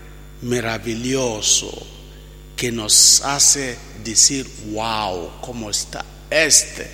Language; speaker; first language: Spanish; non-native, fluent; Italian